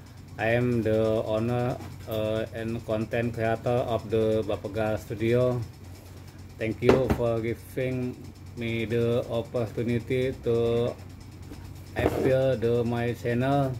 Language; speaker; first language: English; non-native, learner; Indonesian